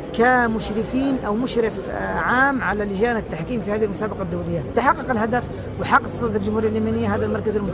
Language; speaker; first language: Arabic; native; Arabic